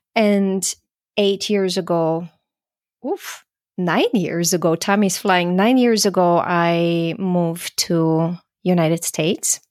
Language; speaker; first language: English; non-native, fluent; Croatian